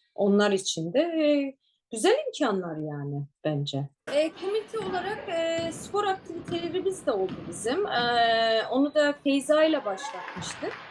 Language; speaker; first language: Turkish; native; Turkish